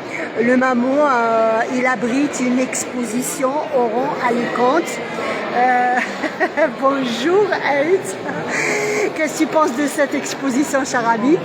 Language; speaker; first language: French; non-native, local second language; Arabic